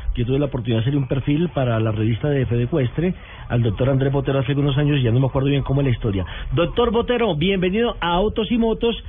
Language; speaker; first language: Spanish; native; Spanish